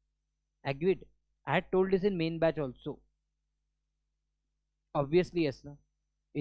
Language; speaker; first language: English; non-native, local second language; Hindi